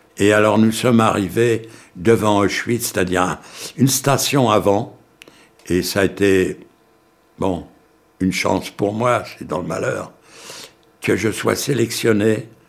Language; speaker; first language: French; early bilingual, other home language; Yiddish